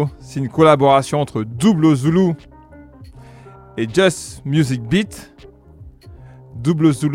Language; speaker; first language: French; native; French